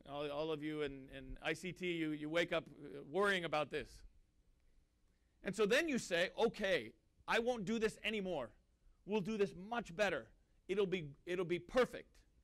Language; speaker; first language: English; native; English